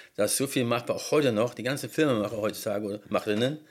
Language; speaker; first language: German; early bilingual, heritage; German